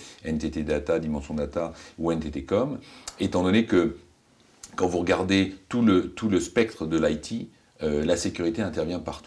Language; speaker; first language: French; native; French